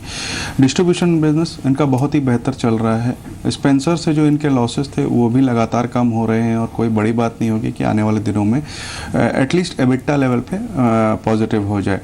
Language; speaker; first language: Hindi; native; Hindi